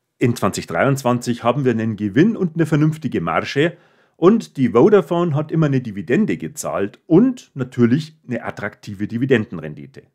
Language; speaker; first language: German; native; German